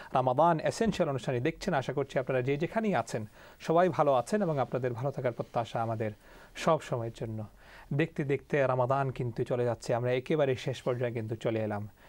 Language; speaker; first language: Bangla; early bilingual, heritage; Bangla